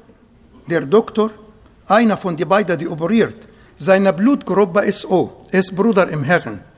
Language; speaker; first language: German; non-native, fluent; Arabic